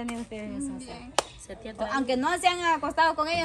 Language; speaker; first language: Spanish; native; Spanish